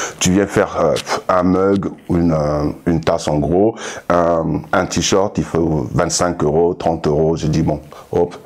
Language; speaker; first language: French; non-native, local second language; Sango